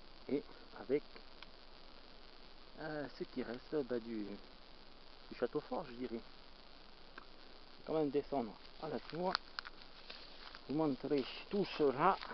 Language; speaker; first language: French; native; French